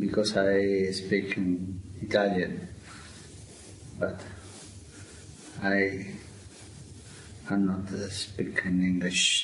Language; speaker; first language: English; non-native, learner; Italian